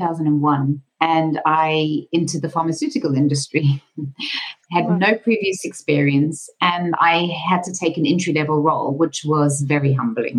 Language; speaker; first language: English; native; English